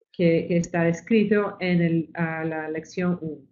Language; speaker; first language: Spanish; non-native, fluent; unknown